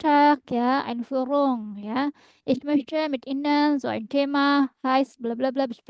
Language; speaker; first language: German; non-native, learner; Indonesian